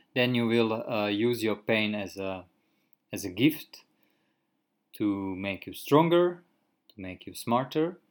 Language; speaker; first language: English; non-native, fluent; Croatian